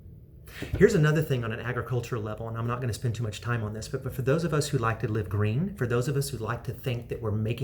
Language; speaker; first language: English; native; English